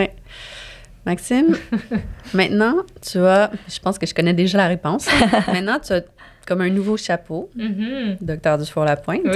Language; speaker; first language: French; native; French